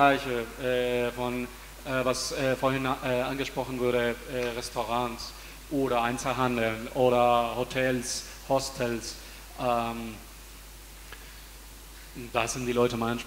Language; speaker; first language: German; non-native, fluent; Spanish